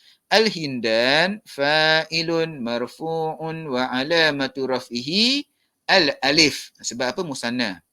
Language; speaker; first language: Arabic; non-native, fluent; Malay